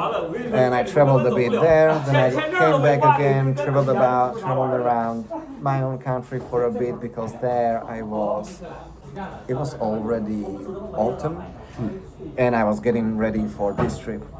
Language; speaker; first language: English; non-native, fluent; Slovak